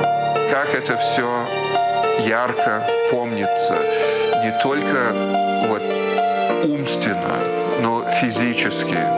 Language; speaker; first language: Russian; early bilingual, heritage; Russian